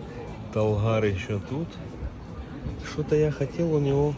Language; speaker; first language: Russian; native; Russian